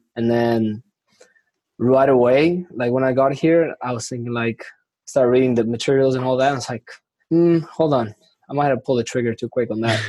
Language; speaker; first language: English; non-native, fluent; Spanish